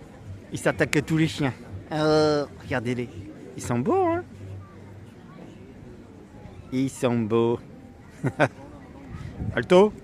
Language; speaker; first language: French; native; French